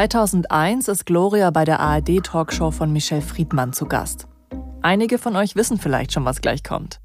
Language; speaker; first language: German; native; German